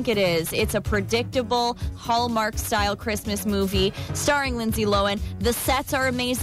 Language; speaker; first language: English; native; English